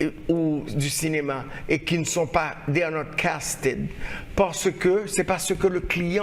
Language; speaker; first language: French; non-native, local second language; Haitian Creole